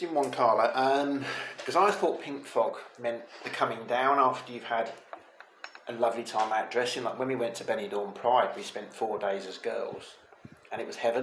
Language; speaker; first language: English; native; English